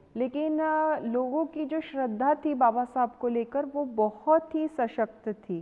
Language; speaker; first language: Hindi; non-native, local second language; Marathi